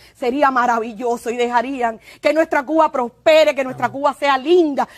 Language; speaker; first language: Spanish; native; Spanish